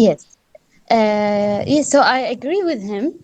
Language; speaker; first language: English; non-native, learner; Arabic